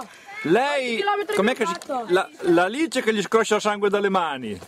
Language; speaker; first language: Italian; native; Italian